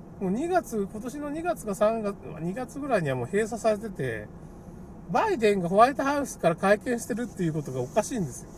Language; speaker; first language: Japanese; native; Japanese